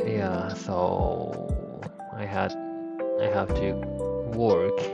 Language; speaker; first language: English; non-native, learner; Japanese